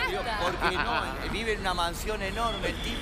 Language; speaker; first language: Spanish; native; Spanish